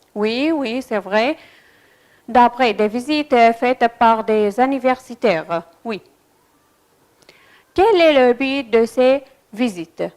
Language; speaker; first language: French; non-native, fluent; Arabic